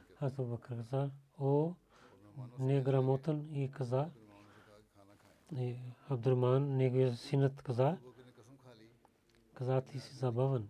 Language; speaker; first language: Bulgarian; non-native, learner; Urdu